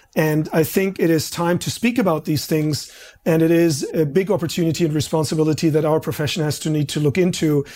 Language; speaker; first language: English; non-native, fluent; German